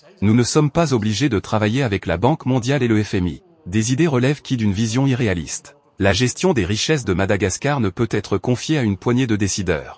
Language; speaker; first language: French; non-native, local second language; Malagasy